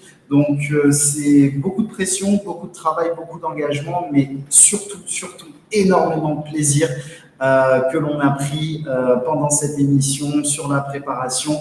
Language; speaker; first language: French; native; French